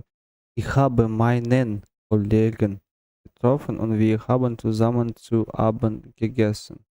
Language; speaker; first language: German; non-native, learner; Russian